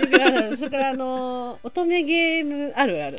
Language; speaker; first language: Japanese; native; Japanese